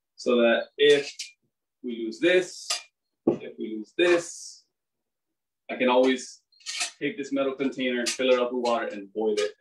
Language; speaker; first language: English; native; English